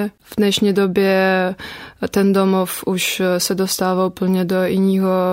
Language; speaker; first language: Czech; non-native, fluent; Russian